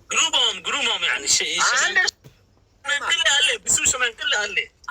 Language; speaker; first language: Arabic; non-native, learner; Somali